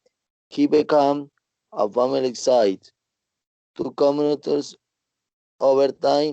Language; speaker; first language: English; non-native, learner; Spanish